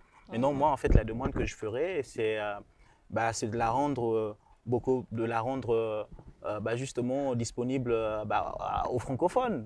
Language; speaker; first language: French; non-native, local second language; Rundi